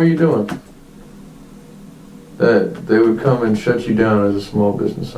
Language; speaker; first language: English; native; English